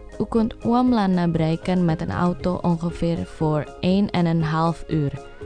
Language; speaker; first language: Dutch; non-native, learner; Indonesian